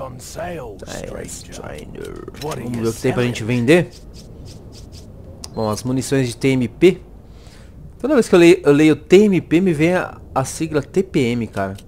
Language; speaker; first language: Portuguese; native; Portuguese